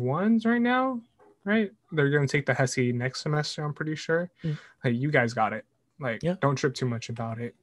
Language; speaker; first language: English; native; English